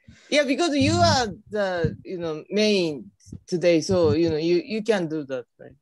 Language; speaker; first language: English; non-native, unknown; Japanese